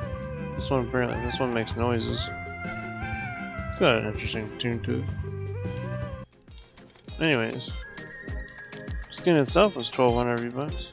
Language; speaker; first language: English; native; English